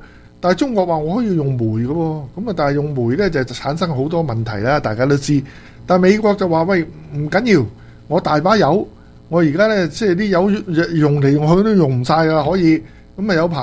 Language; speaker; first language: Chinese; native; Chinese